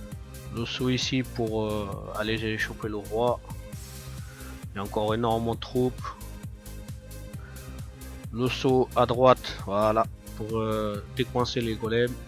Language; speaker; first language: French; native; French